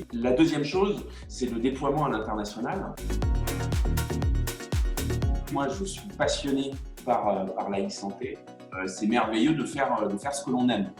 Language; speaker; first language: French; native; French